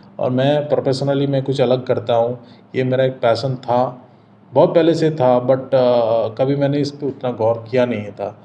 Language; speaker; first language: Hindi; non-native, local second language; Bangla